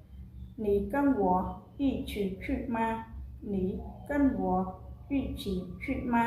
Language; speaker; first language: Chinese; non-native, fluent; Khmer